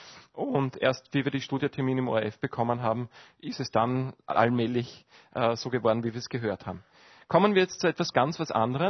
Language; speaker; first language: German; native; German